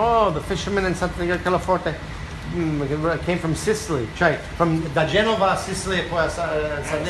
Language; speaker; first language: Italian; non-native, fluent; English